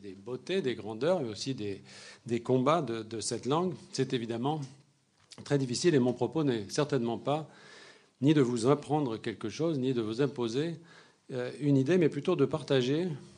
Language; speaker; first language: French; native; French